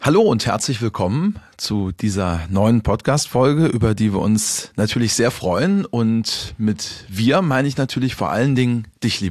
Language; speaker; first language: German; native; German